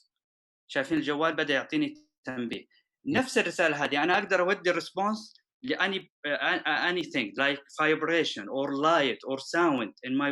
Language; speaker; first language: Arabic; native; Arabic